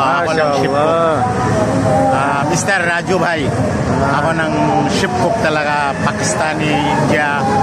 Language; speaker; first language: Filipino; non-native, learner; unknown